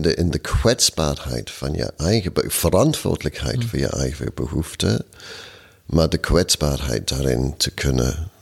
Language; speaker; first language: Dutch; non-native, fluent; English